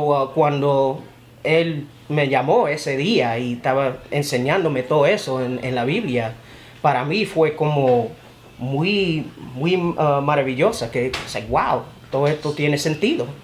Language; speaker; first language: Spanish; early bilingual, heritage; Spanish